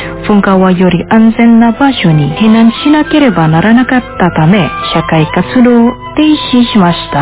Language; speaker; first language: Japanese; non-native, fluent; Indonesian